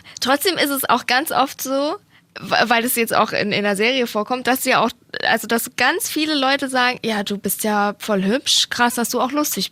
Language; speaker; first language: German; native; German